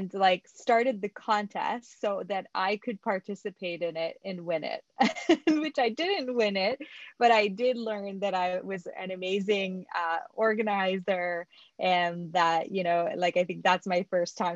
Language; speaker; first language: English; non-native, fluent; French